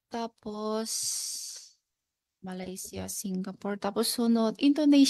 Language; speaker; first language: Filipino; non-native, learner; Chinese